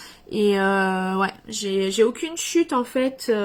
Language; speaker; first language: French; native; French